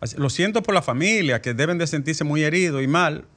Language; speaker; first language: Spanish; native; Spanish